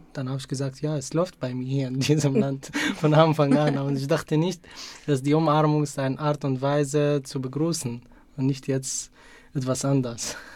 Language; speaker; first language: German; non-native, fluent; Arabic